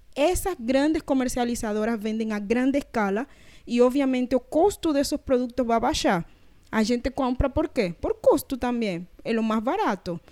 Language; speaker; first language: Portuguese; non-native, learner; Spanish